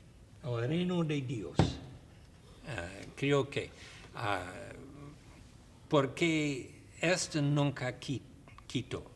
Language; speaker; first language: Spanish; non-native, learner; English